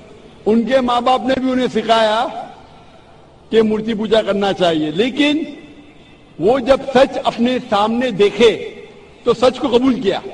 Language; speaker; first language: Hindi; non-native, local second language; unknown